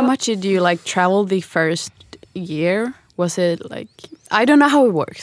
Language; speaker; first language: English; non-native, fluent; Swedish